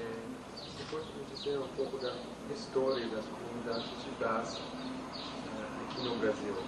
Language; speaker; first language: Portuguese; non-native, fluent; English